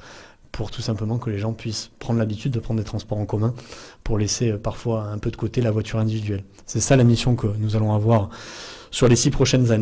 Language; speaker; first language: French; native; French